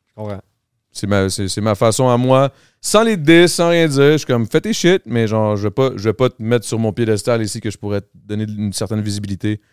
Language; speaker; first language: French; native; French